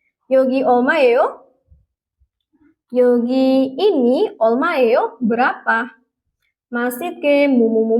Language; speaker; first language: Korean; non-native, fluent; Indonesian